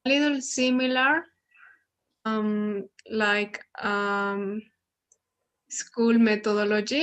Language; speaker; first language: English; non-native, learner; Spanish